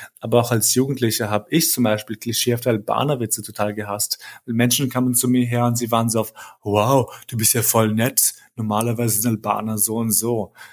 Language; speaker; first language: German; early bilingual, other home language; Albanian